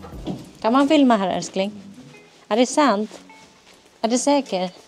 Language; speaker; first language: Swedish; non-native, learner; Filipino